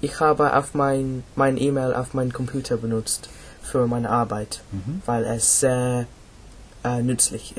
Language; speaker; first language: German; non-native, learner; English